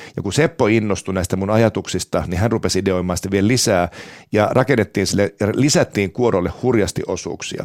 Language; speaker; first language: Finnish; native; Finnish